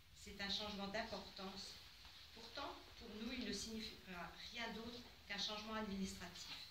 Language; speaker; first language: French; native; French